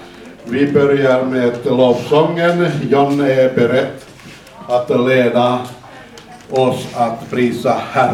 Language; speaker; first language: Swedish; non-native, fluent; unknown